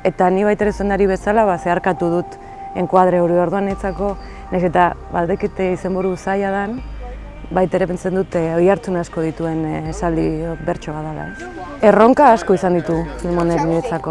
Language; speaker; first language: Basque; native; Basque